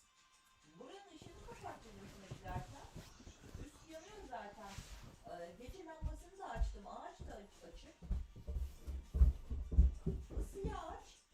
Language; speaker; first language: Turkish; native; Turkish